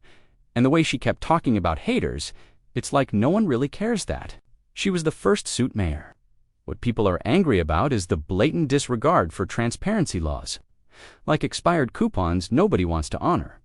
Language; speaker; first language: English; native; English